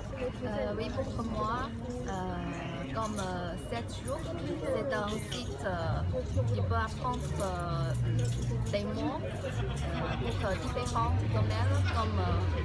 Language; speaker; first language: French; non-native, learner; Chinese